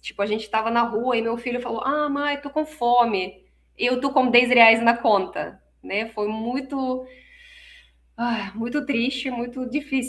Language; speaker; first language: Portuguese; non-native, fluent; Russian